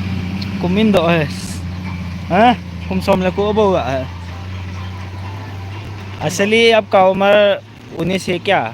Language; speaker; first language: Hindi; non-native, local second language; Thado Chin